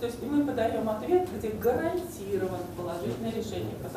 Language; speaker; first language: Russian; native; Russian